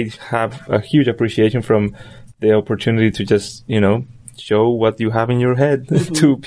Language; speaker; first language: English; non-native, fluent; Spanish